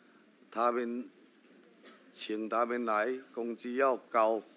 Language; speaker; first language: Chinese; early bilingual, heritage; Chinese